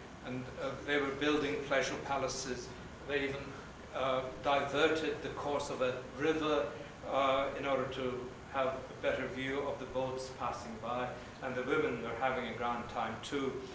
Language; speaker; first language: English; non-native, fluent; Turkish